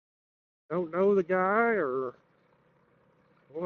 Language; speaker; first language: English; native; English